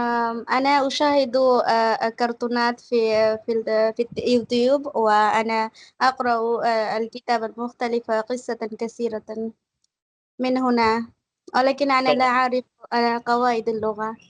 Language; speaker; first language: Arabic; non-native, learner; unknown